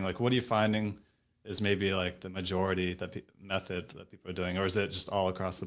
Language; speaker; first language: English; native; English